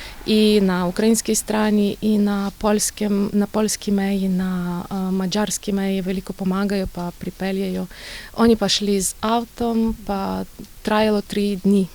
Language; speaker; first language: Slovenian; non-native, learner; Ukrainian